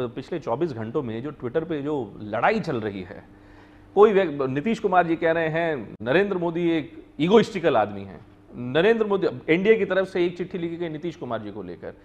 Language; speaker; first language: Hindi; native; Hindi